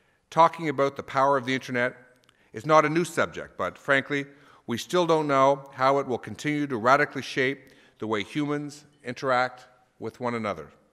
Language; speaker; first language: English; native; English